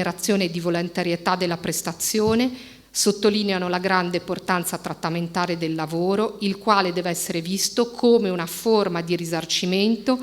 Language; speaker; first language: Italian; native; Italian